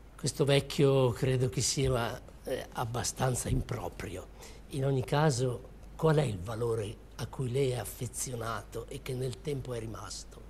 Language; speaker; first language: Italian; native; Italian